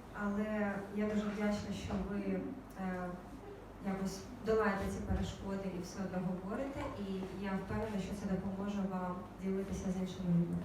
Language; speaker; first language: Ukrainian; native; Ukrainian